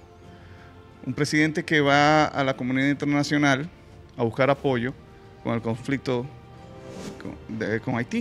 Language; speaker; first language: Spanish; native; Spanish